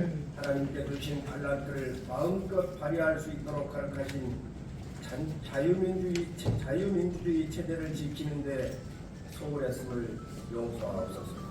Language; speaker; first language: Korean; native; Korean